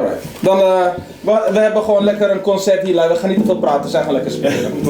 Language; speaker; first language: Dutch; native; Dutch